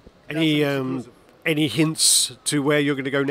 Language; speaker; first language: English; native; English